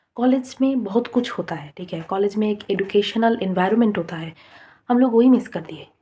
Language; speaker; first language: Hindi; non-native, local second language; Bangla